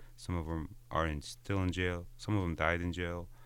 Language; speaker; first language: English; non-native, fluent; Arabic